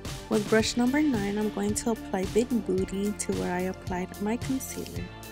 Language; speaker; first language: English; early bilingual, other home language; Spanish